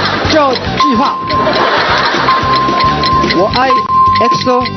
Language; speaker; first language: Chinese; non-native, learner; Korean